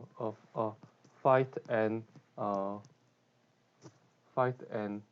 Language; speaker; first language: English; non-native, learner; Korean